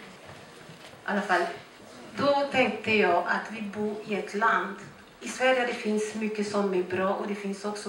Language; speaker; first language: Swedish; non-native, fluent; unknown